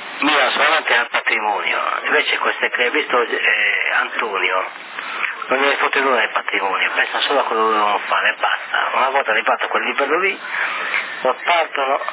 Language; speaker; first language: Italian; non-native, learner; Portuguese